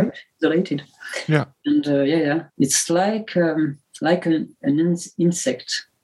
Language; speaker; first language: English; non-native, learner; French